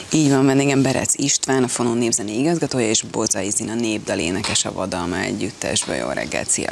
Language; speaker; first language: Hungarian; native; Hungarian